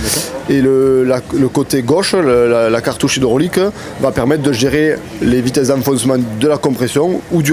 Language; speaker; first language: French; native; French